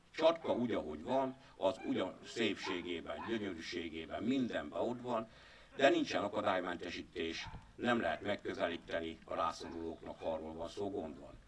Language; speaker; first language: Hungarian; native; Hungarian